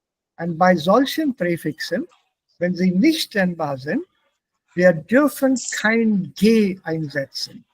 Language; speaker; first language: German; non-native, fluent; Hindi